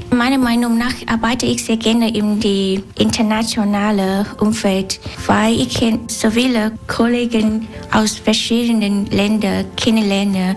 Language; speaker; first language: German; non-native, learner; Vietnamese